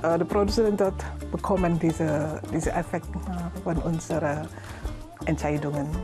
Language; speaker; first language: German; non-native, learner; Indonesian